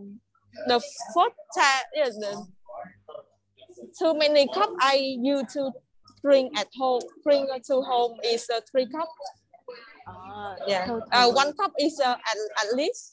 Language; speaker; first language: English; non-native, learner; Vietnamese